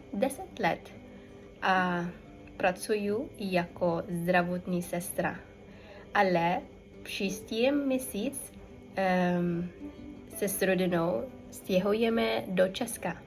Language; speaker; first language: Czech; non-native, learner; Cebuano